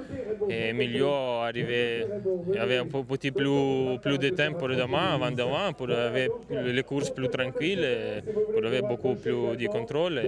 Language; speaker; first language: French; non-native, learner; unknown